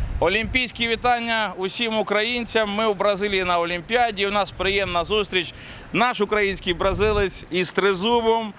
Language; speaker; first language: Ukrainian; native; Ukrainian